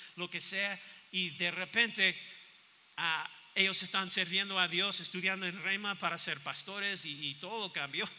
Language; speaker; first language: Spanish; non-native, fluent; English